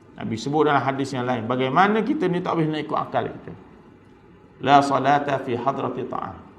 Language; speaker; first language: Malay; native; Malay